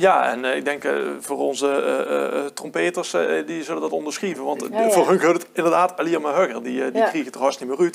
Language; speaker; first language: Dutch; native; Dutch